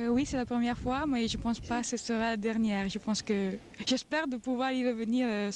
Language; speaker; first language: French; non-native, fluent; Italian